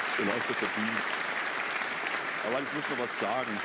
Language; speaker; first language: German; native; German